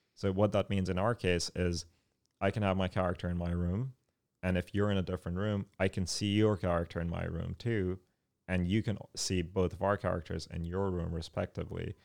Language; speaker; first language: English; non-native, local second language; Urdu